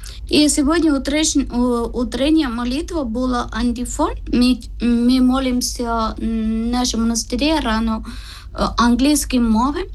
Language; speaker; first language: Ukrainian; non-native, learner; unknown